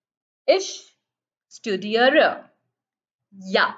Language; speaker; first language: German; non-native, learner; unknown